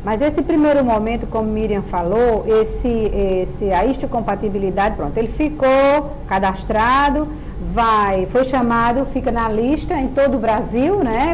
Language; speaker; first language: Portuguese; native; Portuguese